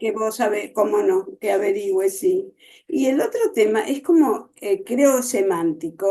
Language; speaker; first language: Spanish; native; Spanish